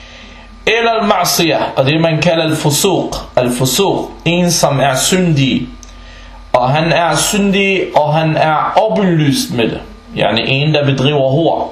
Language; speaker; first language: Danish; non-native, fluent; Arabic